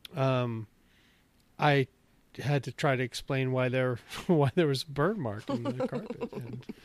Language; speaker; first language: English; native; English